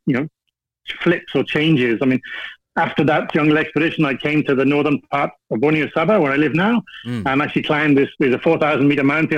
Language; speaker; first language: English; native; English